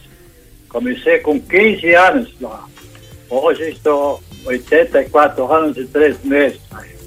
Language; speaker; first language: Portuguese; non-native, local second language; German